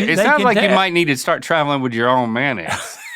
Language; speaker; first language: English; native; English